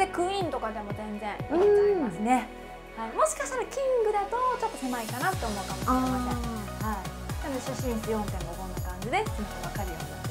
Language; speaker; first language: Japanese; native; Japanese